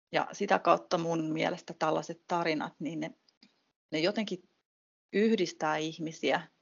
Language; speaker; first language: Finnish; native; Finnish